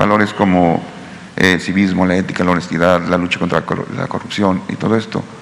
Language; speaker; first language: Spanish; native; Spanish